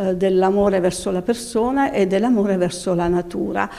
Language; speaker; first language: Italian; native; Italian